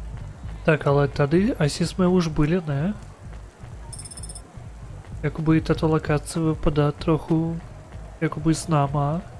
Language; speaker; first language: Czech; non-native, learner; Ukrainian